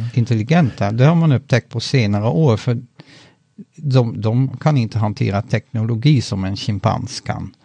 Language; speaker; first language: Swedish; non-native, fluent; Dutch